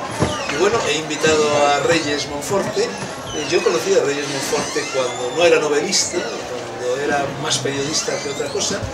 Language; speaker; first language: Spanish; native; Spanish